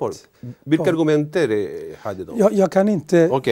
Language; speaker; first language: Swedish; non-native, learner; Spanish